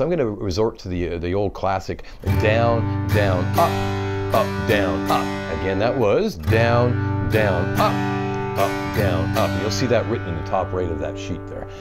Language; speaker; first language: English; native; English